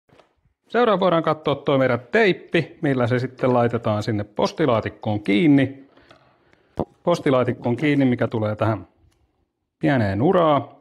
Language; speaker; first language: Finnish; native; Finnish